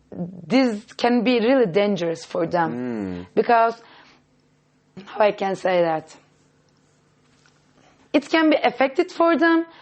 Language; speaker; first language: English; non-native, fluent; Turkish